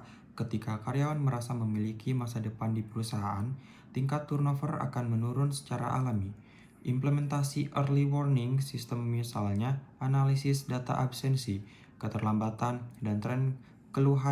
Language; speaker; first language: Indonesian; native; Indonesian